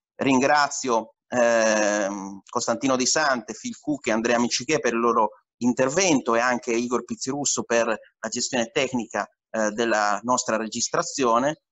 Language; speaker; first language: Italian; native; Italian